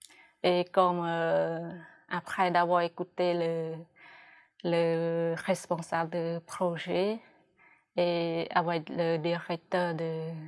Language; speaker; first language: French; non-native, fluent; Khmer